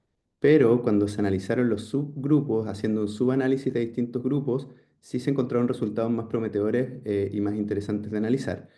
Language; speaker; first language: Spanish; native; Spanish